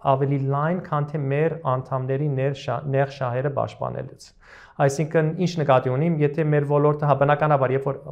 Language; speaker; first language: Armenian; early bilingual, heritage; Armenian